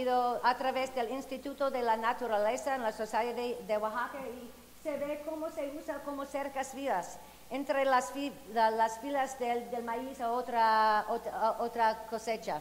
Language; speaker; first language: Spanish; non-native, fluent; English